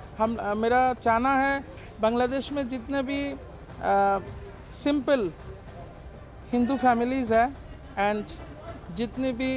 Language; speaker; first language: Hindi; non-native, fluent; Bangla